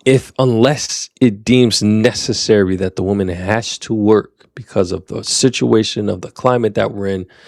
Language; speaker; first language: English; native; English